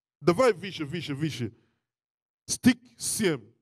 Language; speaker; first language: Russian; non-native, learner; English